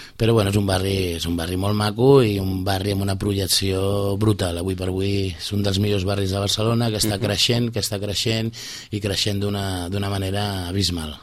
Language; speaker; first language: Catalan; native; Catalan